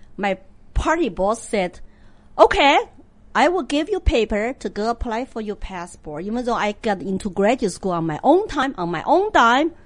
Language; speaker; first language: English; non-native, fluent; Chinese